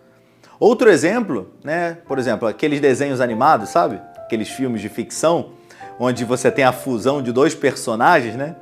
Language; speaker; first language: Portuguese; native; Portuguese